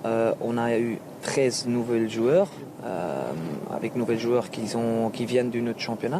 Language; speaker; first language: French; non-native, local second language; Dutch